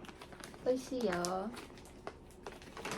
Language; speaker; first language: Japanese; non-native, fluent; Filipino